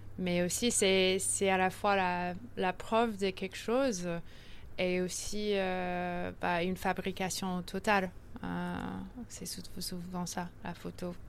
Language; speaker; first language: French; early bilingual, heritage; French